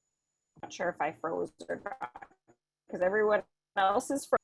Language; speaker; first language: English; native; English